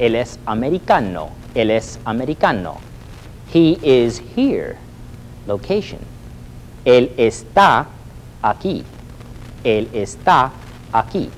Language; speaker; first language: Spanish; non-native, fluent; English